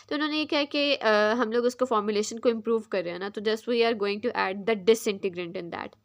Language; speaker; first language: Hindi; native; Hindi